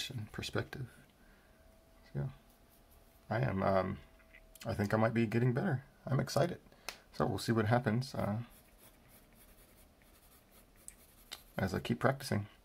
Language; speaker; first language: English; native; English